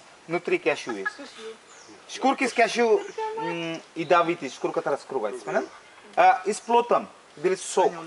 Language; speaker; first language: Russian; non-native, learner; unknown